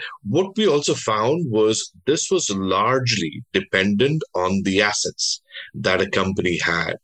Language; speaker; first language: English; non-native, local second language; Bangla